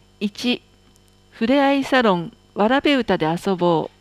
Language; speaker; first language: Japanese; native; Japanese